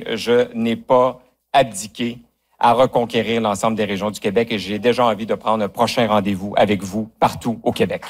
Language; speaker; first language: French; native; French